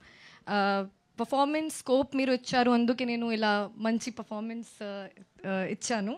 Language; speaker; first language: Telugu; non-native, local second language; Hindi